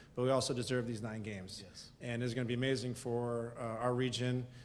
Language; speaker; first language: English; native; English